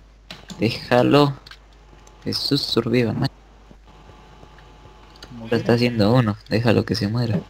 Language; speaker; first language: Spanish; native; Spanish